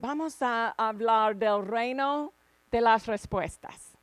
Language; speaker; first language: Spanish; non-native, fluent; English